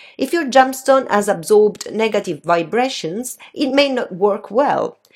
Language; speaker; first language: English; non-native, fluent; Italian